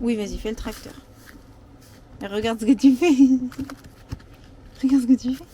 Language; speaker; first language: French; native; French